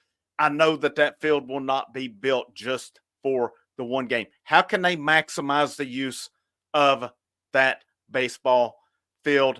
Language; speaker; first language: English; native; English